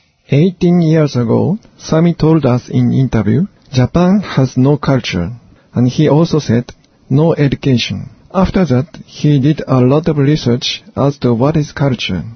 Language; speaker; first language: English; non-native, fluent; Japanese